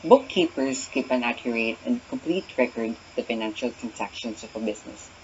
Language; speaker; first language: English; non-native, local second language; Filipino